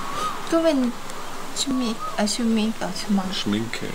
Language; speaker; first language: German; non-native, learner; Thai